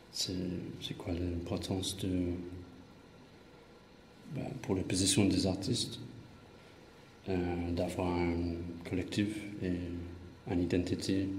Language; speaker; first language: French; non-native, fluent; English